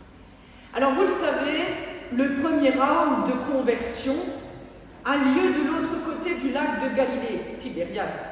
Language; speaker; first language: French; native; French